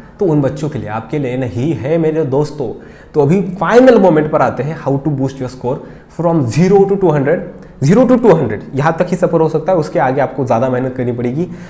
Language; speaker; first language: Hindi; non-native, local second language; Marathi